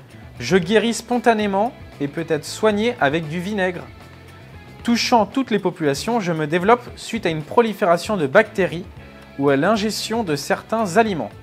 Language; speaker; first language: French; native; French